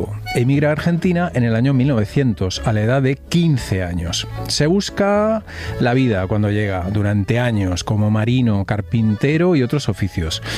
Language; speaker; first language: Spanish; native; Spanish